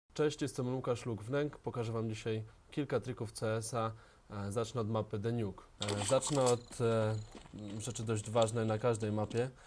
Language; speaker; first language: Polish; native; Polish